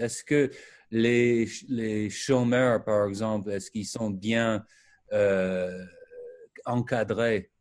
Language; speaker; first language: French; non-native, fluent; English